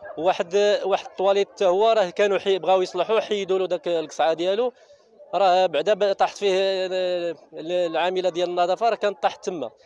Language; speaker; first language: Arabic; native; Arabic